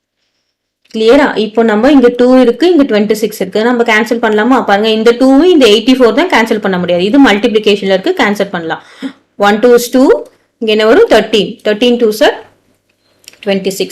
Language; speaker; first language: Tamil; native; Tamil